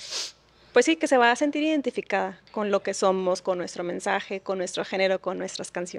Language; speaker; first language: Spanish; native; Spanish